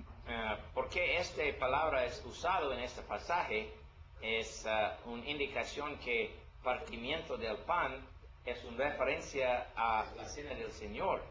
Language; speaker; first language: Spanish; non-native, learner; English